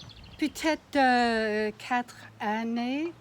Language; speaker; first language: French; non-native, learner; English